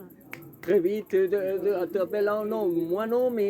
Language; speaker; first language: French; non-native, learner; Spanish